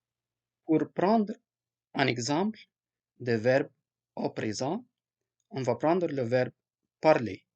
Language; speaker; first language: French; non-native, local second language; Arabic